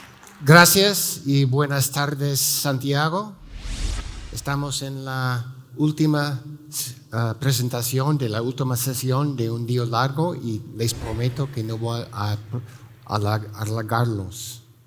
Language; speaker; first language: Spanish; non-native, fluent; English